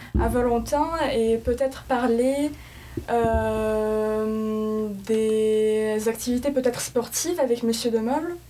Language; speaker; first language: French; non-native, fluent; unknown